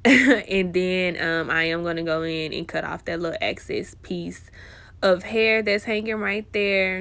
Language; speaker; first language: English; native; English